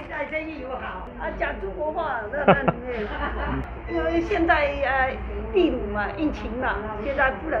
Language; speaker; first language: Chinese; native; Chinese